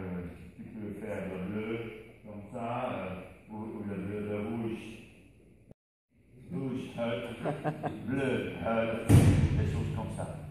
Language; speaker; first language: French; non-native, learner; Dutch